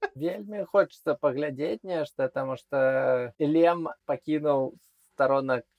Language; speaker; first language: Belarusian; non-native, local second language; Russian